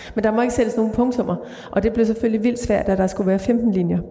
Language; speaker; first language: Danish; native; Danish